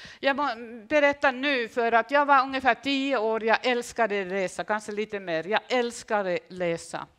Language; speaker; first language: Swedish; non-native, fluent; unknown